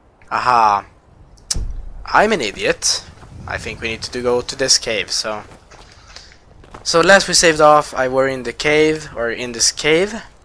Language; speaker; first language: English; non-native, fluent; Swedish